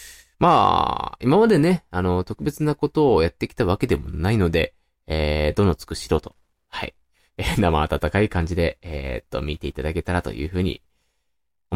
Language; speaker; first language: Japanese; native; Japanese